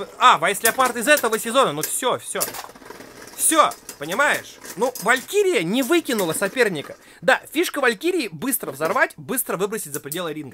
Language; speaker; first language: Russian; native; Russian